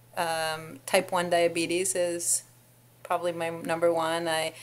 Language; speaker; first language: English; non-native, fluent; Hebrew